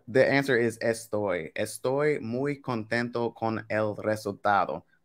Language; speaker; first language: Spanish; non-native, fluent; English